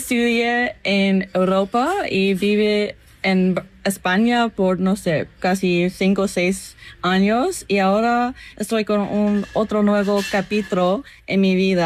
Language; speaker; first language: Spanish; non-native, learner; English